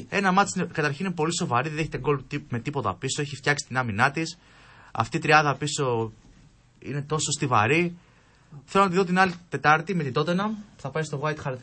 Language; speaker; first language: Greek; native; Greek